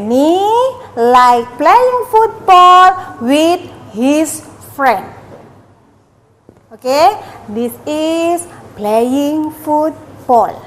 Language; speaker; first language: English; non-native, learner; Indonesian